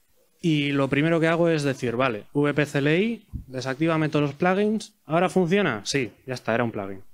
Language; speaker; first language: Spanish; native; Spanish